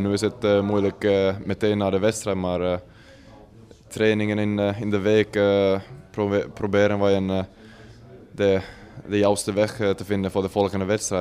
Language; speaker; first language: Dutch; non-native, fluent; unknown